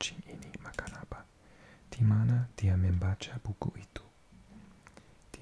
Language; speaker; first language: Indonesian; non-native, learner; English